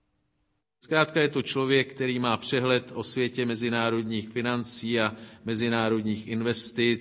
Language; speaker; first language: Czech; native; Czech